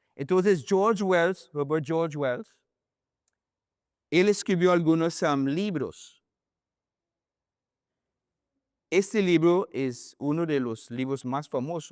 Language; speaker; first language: Spanish; non-native, learner; English